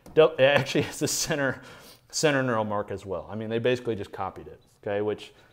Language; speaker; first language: English; native; English